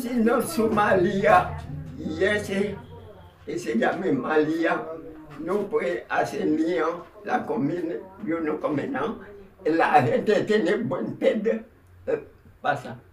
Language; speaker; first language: Spanish; non-native, learner; Haitian Creole